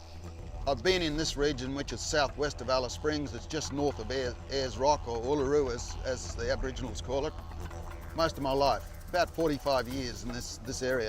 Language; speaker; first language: English; native; English